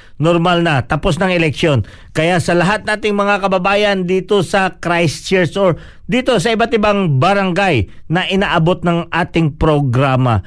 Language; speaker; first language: Filipino; non-native, local second language; Cebuano